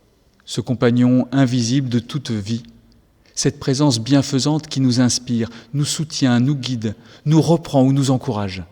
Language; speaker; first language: French; native; French